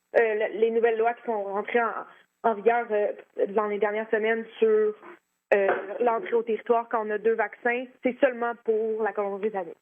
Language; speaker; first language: French; native; French